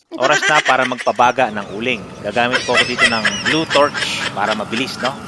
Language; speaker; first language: Filipino; non-native, local second language; Iloko